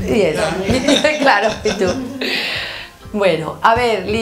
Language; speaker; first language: Spanish; native; Spanish